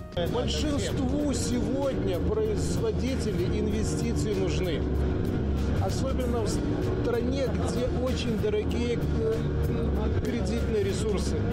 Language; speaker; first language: Russian; native; Russian